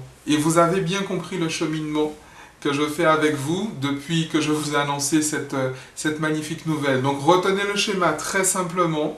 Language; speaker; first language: French; native; French